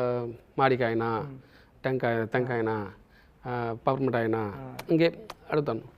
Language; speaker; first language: Telugu; non-native, learner; Tamil